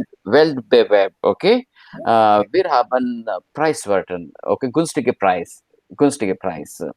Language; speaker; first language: German; non-native, learner; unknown